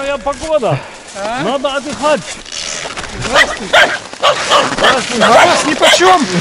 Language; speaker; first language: Russian; non-native, learner; German